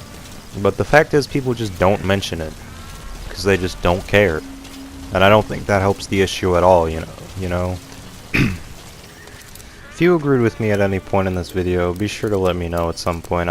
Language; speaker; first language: English; native; English